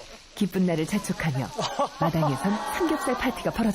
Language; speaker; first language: Korean; native; Korean